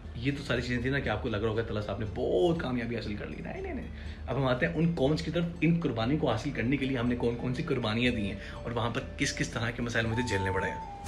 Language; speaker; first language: Urdu; non-native, local second language; Punjabi